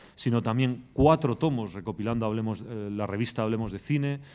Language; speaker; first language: Spanish; native; Spanish